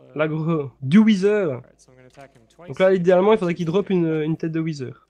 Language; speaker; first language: French; native; French